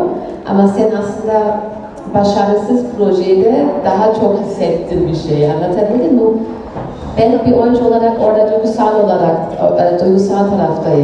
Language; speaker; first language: Turkish; non-native, fluent; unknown